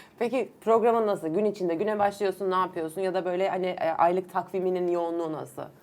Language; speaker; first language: Turkish; native; Turkish